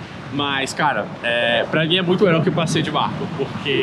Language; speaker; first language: Portuguese; native; Portuguese